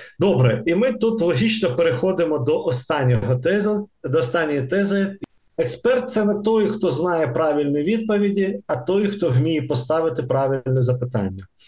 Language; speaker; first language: Ukrainian; non-native, local second language; Russian